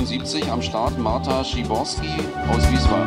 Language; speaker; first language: German; native; German